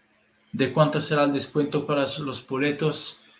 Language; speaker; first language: Spanish; non-native, learner; Italian